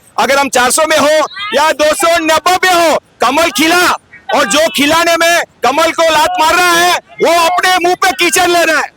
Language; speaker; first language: Hindi; non-native, local second language; Tamil